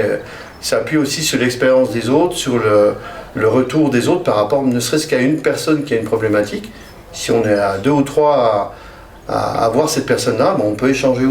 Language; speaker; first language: French; native; French